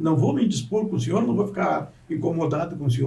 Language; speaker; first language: Portuguese; native; Portuguese